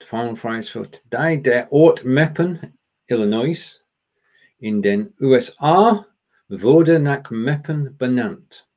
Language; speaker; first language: German; non-native, learner; English